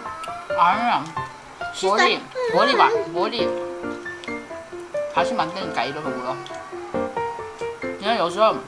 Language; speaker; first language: Korean; non-native, fluent; Chinese